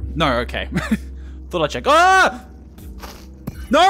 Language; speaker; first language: English; native; English